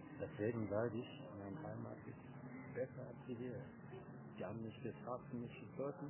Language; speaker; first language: German; non-native, learner; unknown